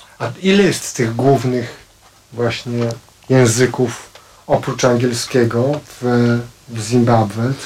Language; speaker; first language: Polish; native; Polish